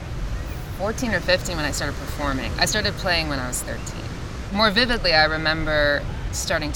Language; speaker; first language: English; native; English